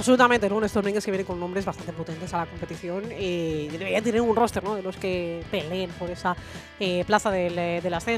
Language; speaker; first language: Spanish; native; Spanish